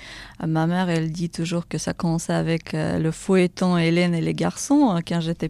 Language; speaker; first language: French; non-native, fluent; Russian